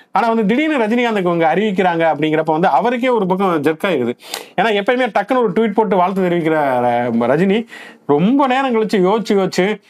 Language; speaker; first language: Tamil; native; Tamil